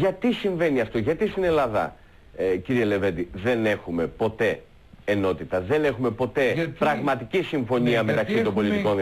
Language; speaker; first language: Greek; native; Greek